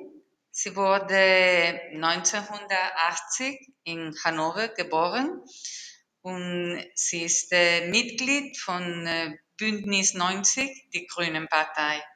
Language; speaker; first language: German; non-native, fluent; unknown